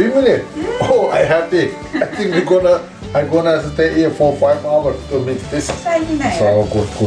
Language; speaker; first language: English; non-native, learner; Turkish